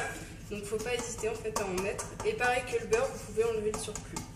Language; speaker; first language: French; native; French